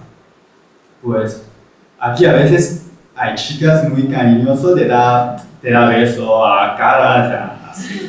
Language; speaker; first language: Spanish; non-native, fluent; Chinese